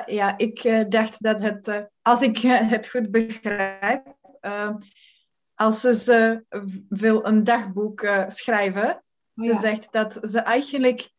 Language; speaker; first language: Dutch; non-native, learner; Czech